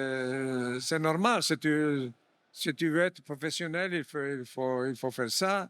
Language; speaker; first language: French; non-native, fluent; Italian